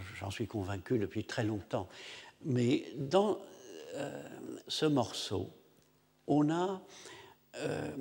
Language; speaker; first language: French; non-native, fluent; English